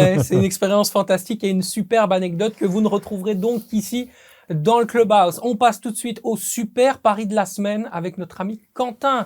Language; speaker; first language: French; native; French